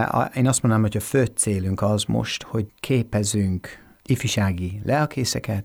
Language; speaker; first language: Hungarian; non-native, fluent; English